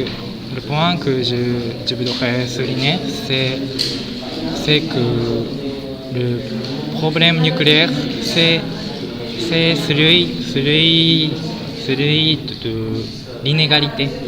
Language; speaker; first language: French; non-native, fluent; Japanese